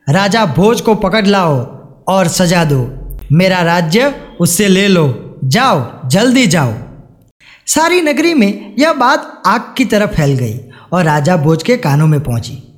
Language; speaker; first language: Hindi; non-native, local second language; Gujarati